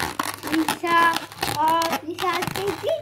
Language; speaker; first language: Indonesian; native; Indonesian